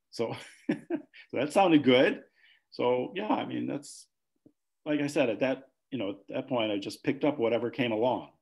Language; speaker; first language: English; native; English